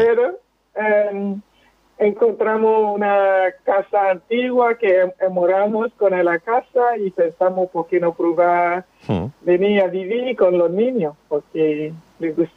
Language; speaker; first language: Spanish; non-native, fluent; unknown